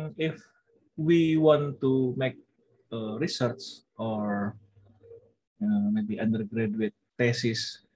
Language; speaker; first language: English; non-native, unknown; Indonesian